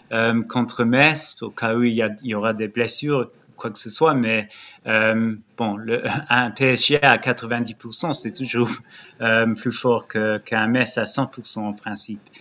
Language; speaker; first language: French; early bilingual, heritage; English